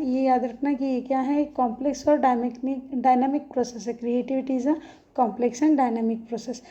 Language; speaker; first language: Hindi; non-native, local second language; Marathi